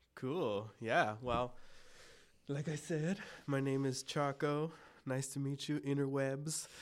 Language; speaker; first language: English; early bilingual, other home language; Spanish